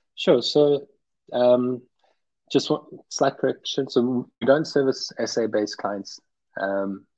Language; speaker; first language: English; native; English